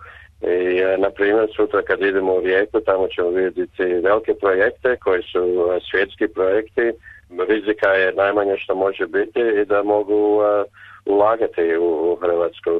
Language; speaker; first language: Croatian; early bilingual, heritage; Croatian